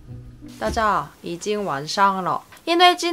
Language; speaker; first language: Chinese; non-native, fluent; Korean